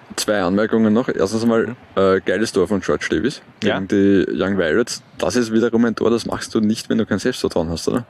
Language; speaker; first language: German; native; German